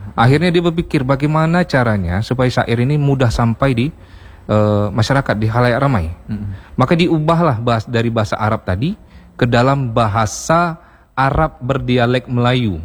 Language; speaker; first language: Indonesian; native; Indonesian